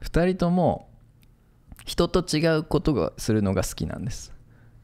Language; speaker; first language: Japanese; native; Japanese